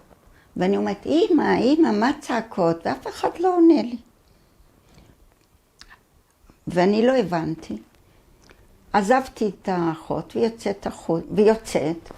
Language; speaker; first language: Hebrew; early bilingual, other home language; Arabic